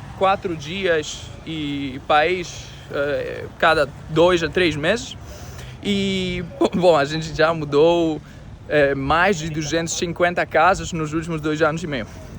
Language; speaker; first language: Portuguese; non-native, fluent; Greek